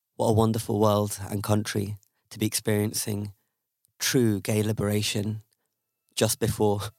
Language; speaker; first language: English; native; English